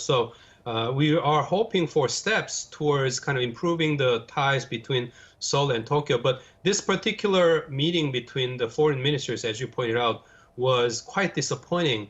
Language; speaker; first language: English; non-native, fluent; Korean